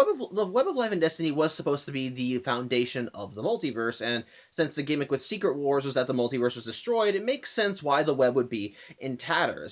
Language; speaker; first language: English; native; English